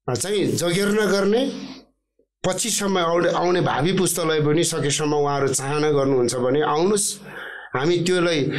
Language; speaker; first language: Nepali; non-native, local second language; Eastern Tamang